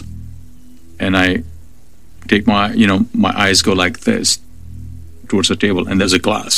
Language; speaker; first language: English; non-native, local second language; Urdu